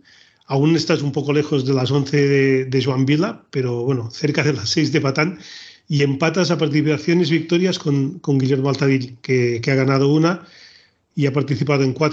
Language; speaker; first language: Spanish; native; Spanish